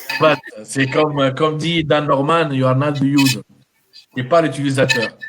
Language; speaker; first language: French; non-native, local second language; Arabic